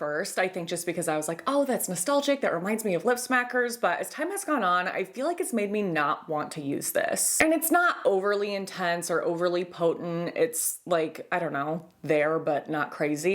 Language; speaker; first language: English; native; English